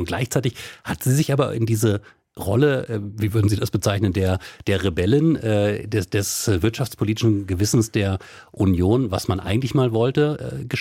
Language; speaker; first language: German; native; German